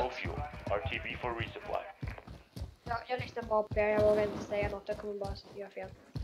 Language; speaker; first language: Swedish; early bilingual, other home language; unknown